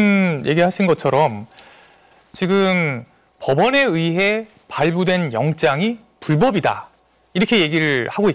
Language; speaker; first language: Korean; native; Korean